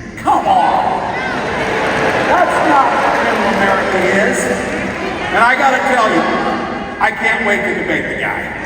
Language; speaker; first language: English; native; English